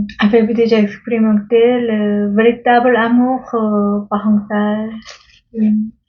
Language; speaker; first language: French; non-native, learner; Korean